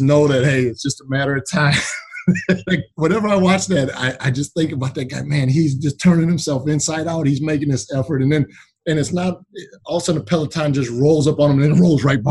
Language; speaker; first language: English; native; English